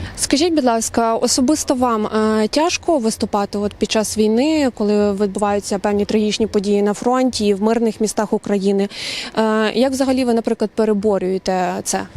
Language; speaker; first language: Ukrainian; native; Ukrainian